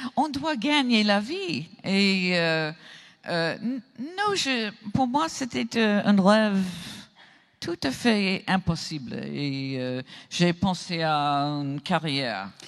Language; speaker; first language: French; non-native, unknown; English